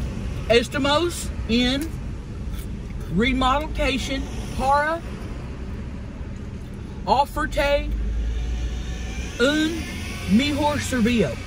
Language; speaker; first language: Spanish; non-native, learner; English